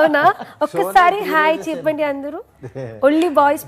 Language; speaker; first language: Telugu; non-native, learner; Malayalam